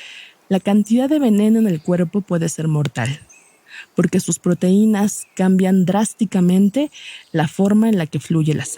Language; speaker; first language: Spanish; native; Spanish